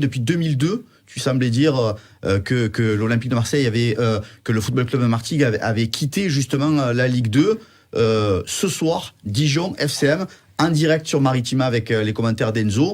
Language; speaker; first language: French; native; French